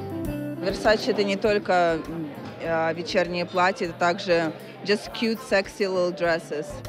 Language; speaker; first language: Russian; non-native, fluent; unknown